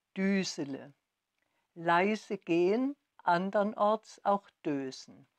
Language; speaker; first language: German; native; German